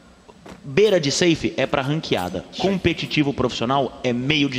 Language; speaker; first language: Portuguese; native; Portuguese